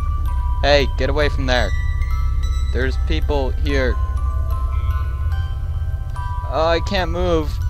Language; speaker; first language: English; native; English